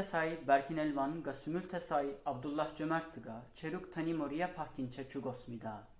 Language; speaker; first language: Korean; non-native, learner; Turkish